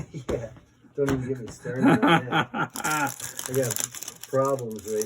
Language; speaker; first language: English; native; English